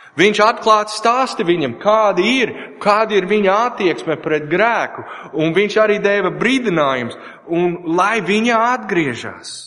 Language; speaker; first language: Latvian; non-native, learner; English